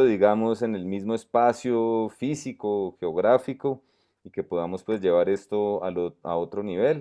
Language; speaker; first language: Spanish; native; Spanish